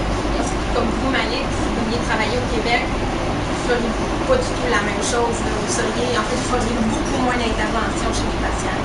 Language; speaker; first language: French; native; French